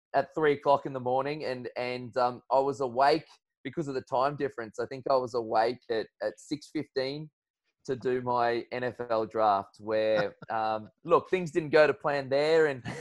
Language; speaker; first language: English; native; English